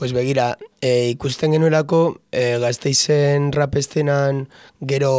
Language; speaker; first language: Basque; non-native, local second language; Spanish